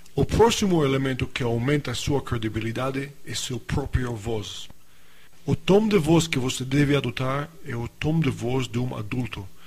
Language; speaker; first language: Portuguese; non-native, fluent; English